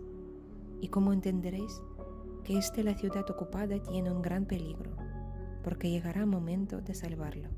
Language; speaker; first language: Spanish; non-native, fluent; Ukrainian